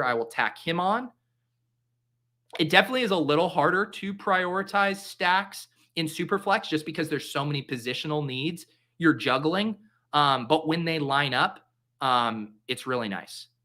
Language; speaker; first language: English; native; English